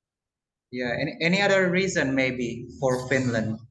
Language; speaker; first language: English; non-native, local second language; Indonesian